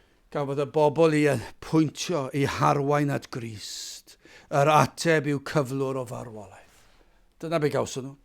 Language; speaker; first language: Welsh; native; Welsh